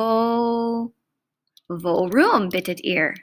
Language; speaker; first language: German; non-native, fluent; English